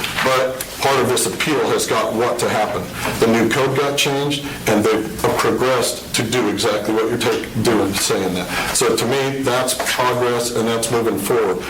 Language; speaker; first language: English; native; English